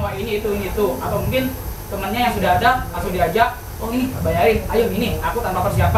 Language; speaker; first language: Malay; non-native, local second language; Javanese